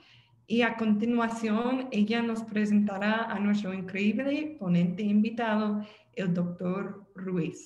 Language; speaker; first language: Spanish; non-native, fluent; English